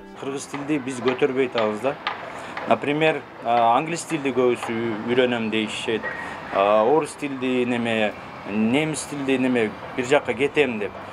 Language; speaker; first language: Kyrgyz; non-native, local second language; Russian